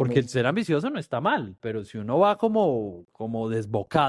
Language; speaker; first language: Spanish; native; Spanish